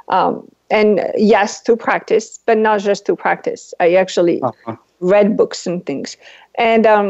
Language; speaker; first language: English; non-native, fluent; French